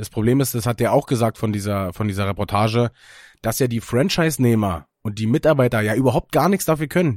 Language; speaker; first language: German; native; German